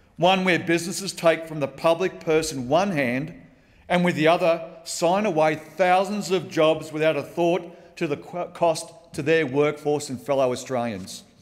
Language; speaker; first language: English; native; English